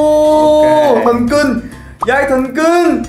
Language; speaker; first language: Vietnamese; non-native, fluent; Korean